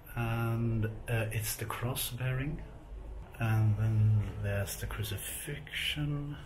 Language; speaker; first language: English; non-native, fluent; Swedish